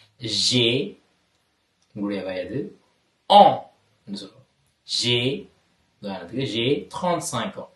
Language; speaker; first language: French; non-native, fluent; Tamil